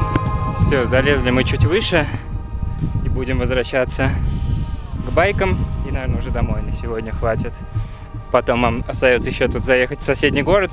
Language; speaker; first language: Russian; native; Russian